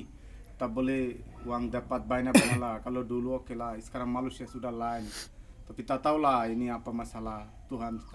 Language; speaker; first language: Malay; non-native, learner; Bangla